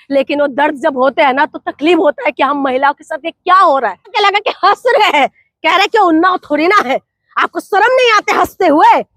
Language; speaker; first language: Hindi; non-native, local second language; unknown